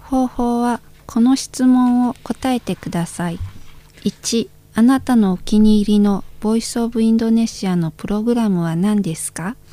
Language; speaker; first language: Japanese; non-native, fluent; Indonesian